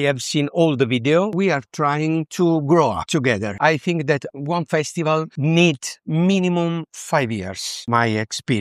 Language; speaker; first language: English; non-native, learner; Italian